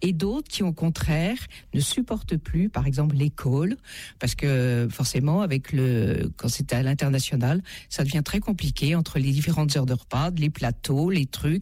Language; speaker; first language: French; native; French